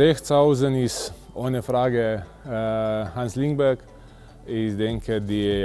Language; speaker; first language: German; non-native, fluent; Slovenian